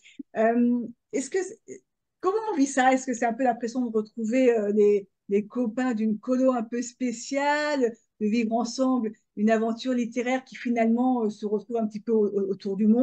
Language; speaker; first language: French; native; French